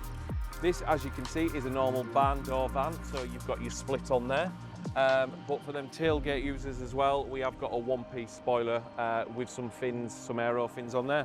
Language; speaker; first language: English; native; English